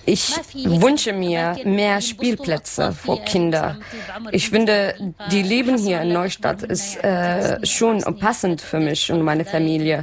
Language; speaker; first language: German; non-native, learner; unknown